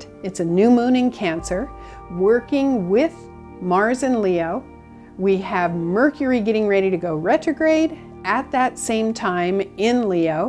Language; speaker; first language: English; native; English